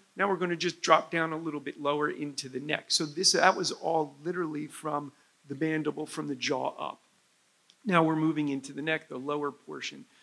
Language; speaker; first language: English; native; English